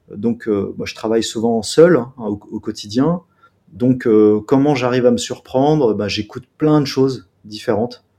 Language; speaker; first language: French; native; French